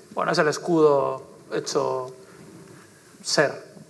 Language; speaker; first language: Spanish; native; Spanish